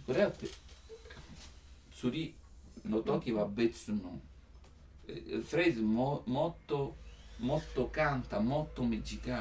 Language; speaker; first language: Japanese; non-native, learner; Italian